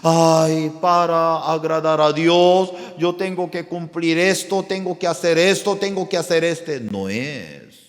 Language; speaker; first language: Spanish; non-native, learner; Korean